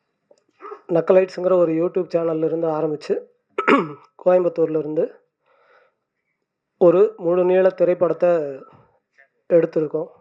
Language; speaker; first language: Tamil; native; Tamil